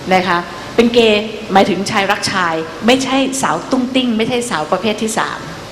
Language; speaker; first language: Thai; native; Thai